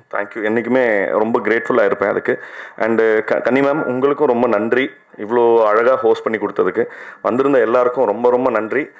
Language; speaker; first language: Tamil; native; Tamil